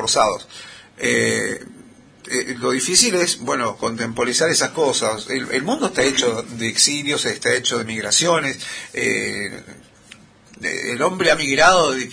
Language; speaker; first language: Spanish; native; Spanish